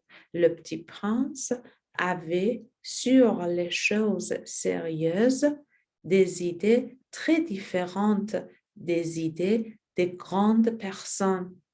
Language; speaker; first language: French; non-native, learner; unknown